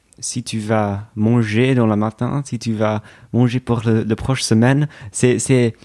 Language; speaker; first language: French; non-native, learner; English